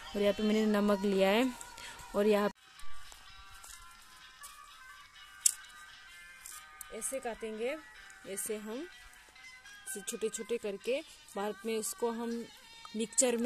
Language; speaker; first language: Hindi; non-native, local second language; Kok Borok